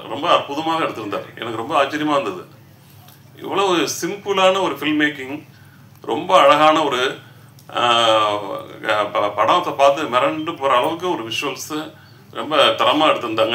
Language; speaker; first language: Tamil; native; Tamil